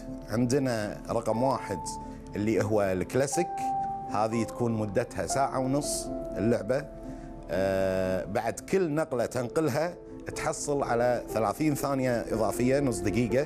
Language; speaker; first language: Arabic; native; Arabic